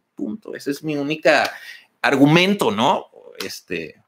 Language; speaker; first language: Spanish; native; Spanish